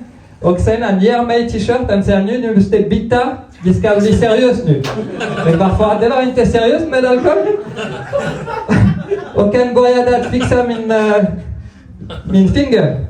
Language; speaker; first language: Swedish; non-native, fluent; French